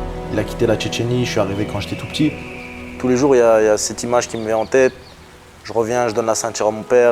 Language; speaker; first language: French; early bilingual, other home language; Chechen